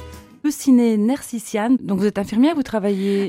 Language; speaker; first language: French; native; French